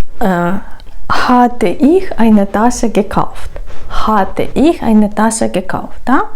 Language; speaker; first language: German; non-native, fluent; Ukrainian